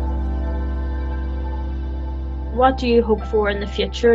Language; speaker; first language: English; native; English